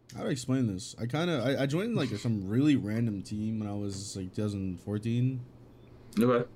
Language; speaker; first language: English; early bilingual, other home language; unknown